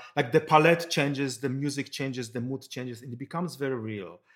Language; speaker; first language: English; non-native, fluent; Polish